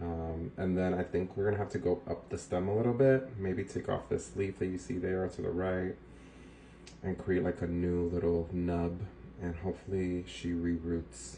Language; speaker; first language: English; native; English